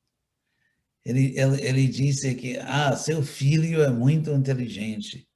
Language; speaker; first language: Portuguese; non-native, fluent; English